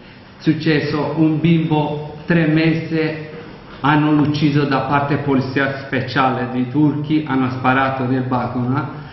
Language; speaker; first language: Italian; non-native, learner; Kurdish